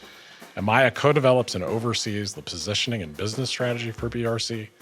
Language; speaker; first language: English; native; English